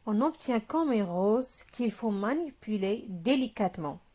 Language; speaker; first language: French; non-native, local second language; Arabic